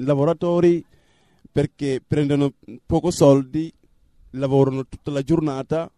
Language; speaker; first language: Italian; non-native, fluent; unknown